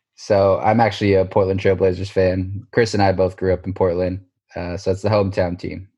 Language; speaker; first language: English; native; English